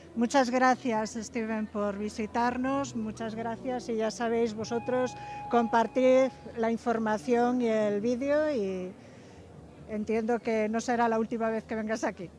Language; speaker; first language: Spanish; native; Spanish